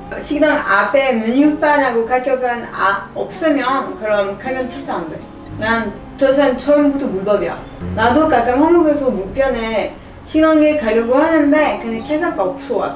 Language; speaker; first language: Korean; non-native, learner; French